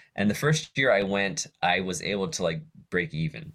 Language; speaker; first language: English; native; English